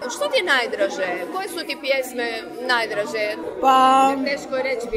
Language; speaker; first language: Croatian; native; Croatian